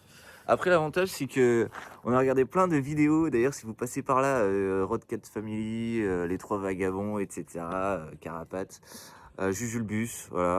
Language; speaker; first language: French; native; French